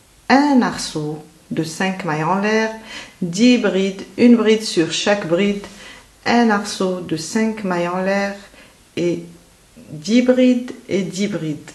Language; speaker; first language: French; native; French